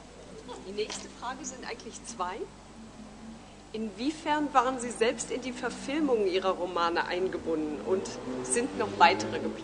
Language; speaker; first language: German; native; German